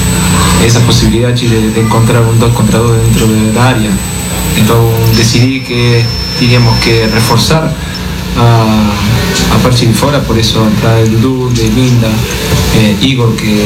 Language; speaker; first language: Portuguese; non-native, fluent; Spanish